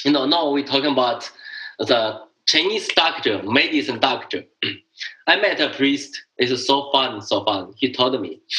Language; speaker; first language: English; non-native, learner; Chinese